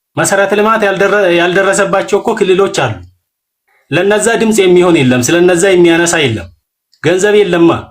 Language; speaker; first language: Amharic; non-native, local second language; Oromo